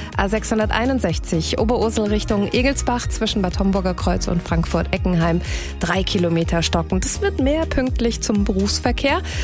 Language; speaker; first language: German; native; German